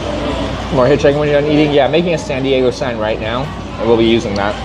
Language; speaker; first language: English; native; English